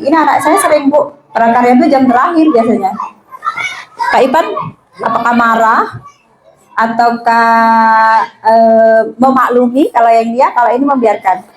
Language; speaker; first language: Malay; non-native, local second language; Javanese